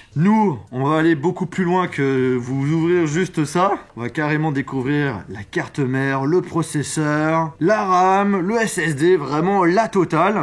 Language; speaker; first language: French; native; French